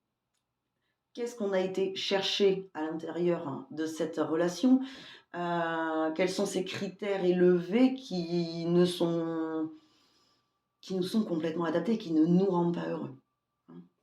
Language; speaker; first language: French; native; French